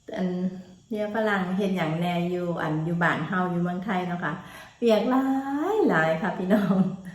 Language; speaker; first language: Thai; native; Thai